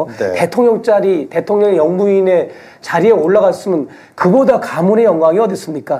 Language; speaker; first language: Korean; native; Korean